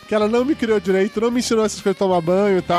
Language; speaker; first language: Portuguese; native; Portuguese